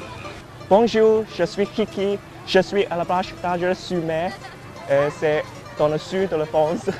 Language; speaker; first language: French; non-native, learner; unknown